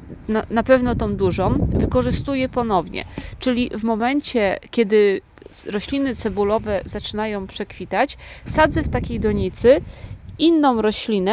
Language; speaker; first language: Polish; native; Polish